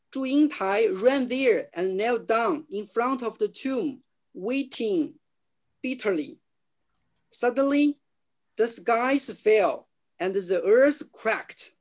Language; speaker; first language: English; non-native, learner; Chinese